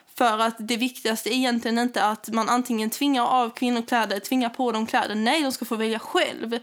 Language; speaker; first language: Swedish; native; Swedish